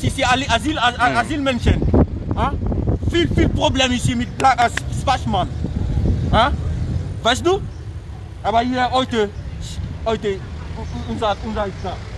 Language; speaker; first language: German; non-native, learner; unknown